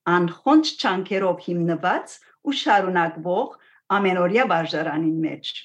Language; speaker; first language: Armenian; native; Armenian